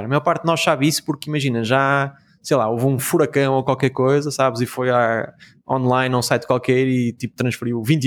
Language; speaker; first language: Portuguese; native; Portuguese